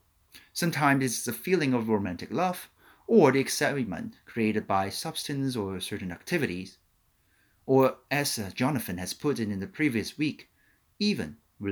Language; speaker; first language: English; non-native, local second language; Cantonese